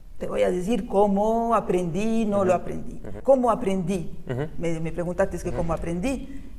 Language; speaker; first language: Spanish; early bilingual, heritage; Spanish